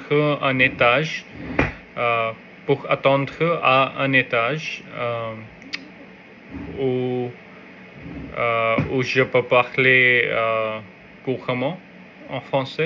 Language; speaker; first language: French; non-native, learner; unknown